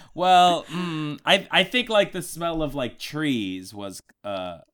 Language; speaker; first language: English; early bilingual, other home language; Spanish